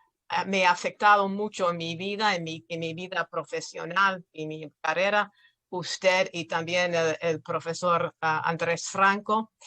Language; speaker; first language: Spanish; non-native, fluent; English